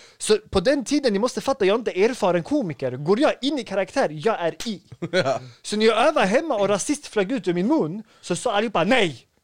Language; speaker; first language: Swedish; early bilingual, other home language; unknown